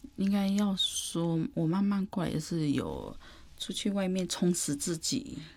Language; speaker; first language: Chinese; non-native, fluent; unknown